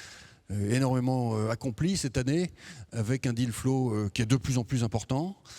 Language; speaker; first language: French; native; French